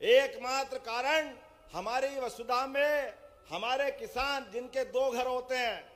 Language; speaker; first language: Hindi; native; Hindi